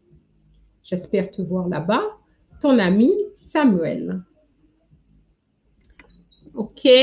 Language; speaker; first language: French; non-native, fluent; English